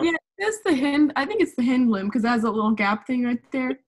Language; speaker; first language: English; native; English